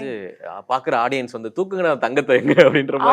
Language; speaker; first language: Tamil; native; Tamil